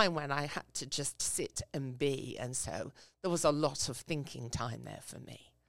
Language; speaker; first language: English; native; English